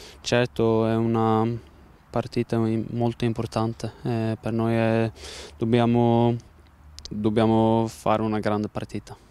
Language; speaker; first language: Italian; non-native, learner; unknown